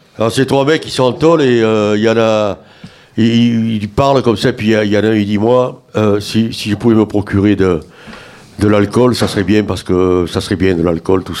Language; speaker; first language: French; native; French